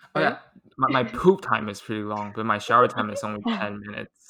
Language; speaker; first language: English; non-native, fluent; Chinese